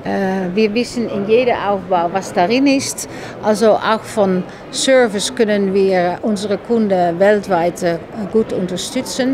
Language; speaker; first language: German; non-native, fluent; Dutch